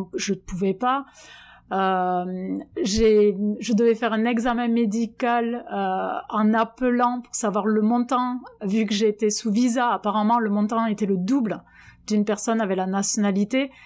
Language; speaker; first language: French; native; French